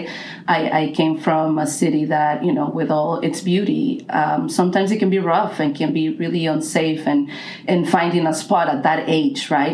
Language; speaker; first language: English; non-native, fluent; Spanish